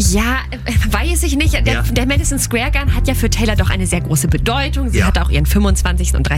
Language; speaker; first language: German; native; German